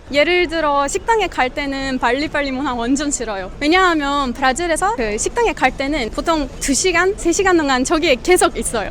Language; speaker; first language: Korean; non-native, fluent; Portuguese